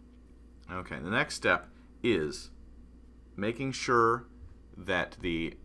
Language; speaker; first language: English; native; English